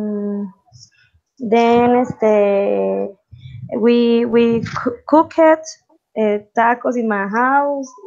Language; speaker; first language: English; non-native, learner; Spanish